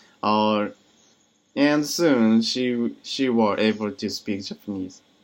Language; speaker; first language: English; non-native, learner; Japanese